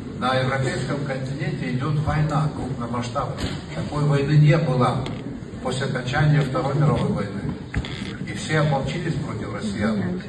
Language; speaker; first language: Russian; non-native, local second language; Abkhazian